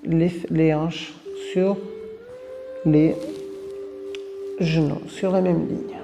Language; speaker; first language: French; non-native, fluent; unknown